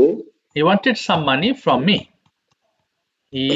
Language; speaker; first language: English; non-native, fluent; Bangla